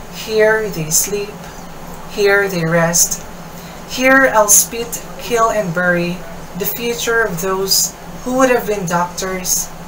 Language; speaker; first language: English; non-native, local second language; Kinaray-a